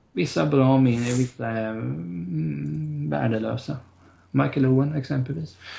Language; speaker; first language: Swedish; native; Swedish